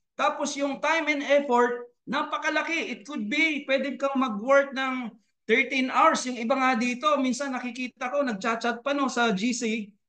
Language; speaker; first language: Filipino; non-native, local second language; Bikol